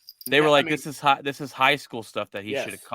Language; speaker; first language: English; native; English